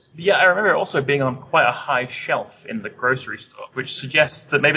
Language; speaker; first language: English; native; English